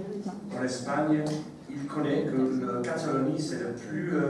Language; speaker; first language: French; non-native, learner; English